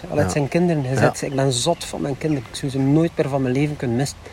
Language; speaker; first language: Dutch; native; Dutch